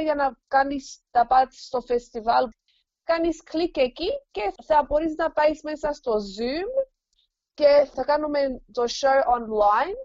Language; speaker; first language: Greek; early bilingual, heritage; English